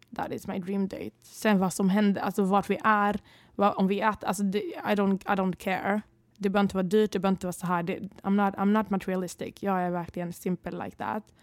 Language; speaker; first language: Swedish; early bilingual, other home language; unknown